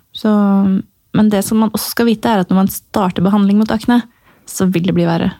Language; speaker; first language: Norwegian; native; Norwegian